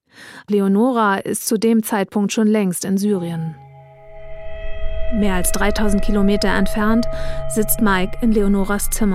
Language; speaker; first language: German; native; German